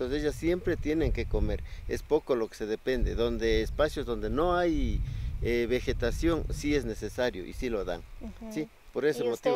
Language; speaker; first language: Spanish; native; Spanish